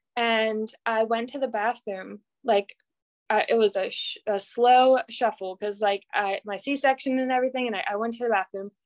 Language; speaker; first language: English; native; English